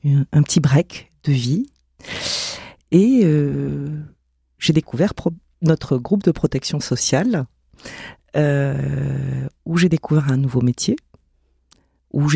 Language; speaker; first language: French; non-native, local second language; Somali